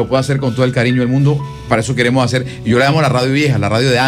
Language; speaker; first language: Spanish; native; Spanish